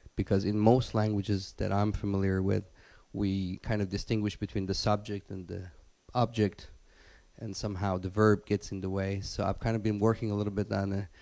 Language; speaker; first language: English; non-native, fluent; Persian